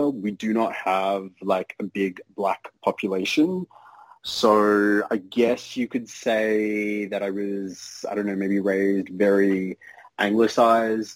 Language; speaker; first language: English; native; English